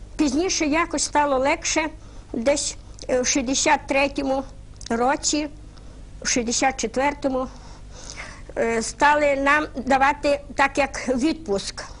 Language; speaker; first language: Ukrainian; native; Ukrainian